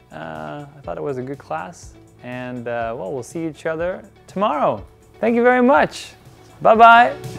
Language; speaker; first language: English; non-native, fluent; Dutch